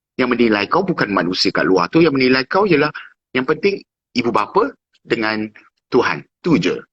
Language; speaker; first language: Malay; non-native, fluent; English